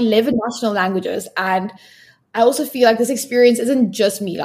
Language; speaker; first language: English; non-native, local second language; Afrikaans